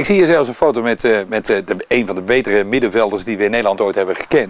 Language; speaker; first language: Dutch; native; Dutch